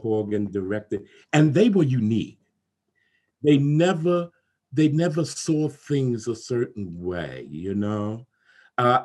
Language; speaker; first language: English; native; English